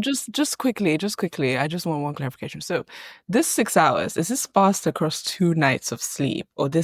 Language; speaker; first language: English; native; English